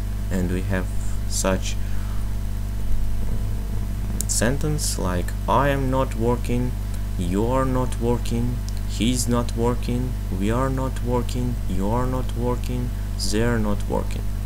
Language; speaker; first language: English; non-native, fluent; Russian